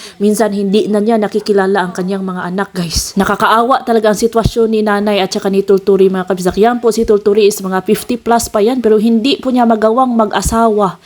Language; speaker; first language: Filipino; non-native, local second language; Cebuano